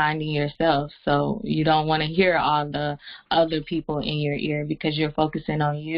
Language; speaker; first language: English; native; English